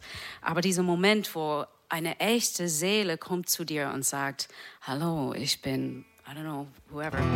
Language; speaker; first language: German; non-native, learner; English